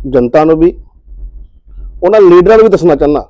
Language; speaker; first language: Hindi; non-native, local second language; Punjabi